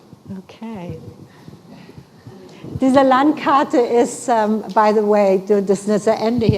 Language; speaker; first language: German; non-native, fluent; English